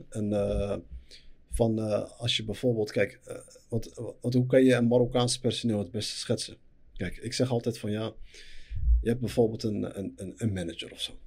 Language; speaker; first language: Dutch; early bilingual, other home language; Arabic